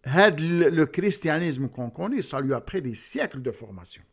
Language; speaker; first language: French; non-native, local second language; Arabic